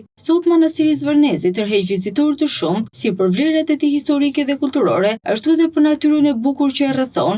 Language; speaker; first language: Albanian; native; Albanian